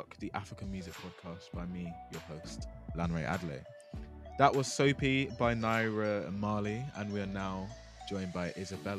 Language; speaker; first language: English; non-native, local second language; Yoruba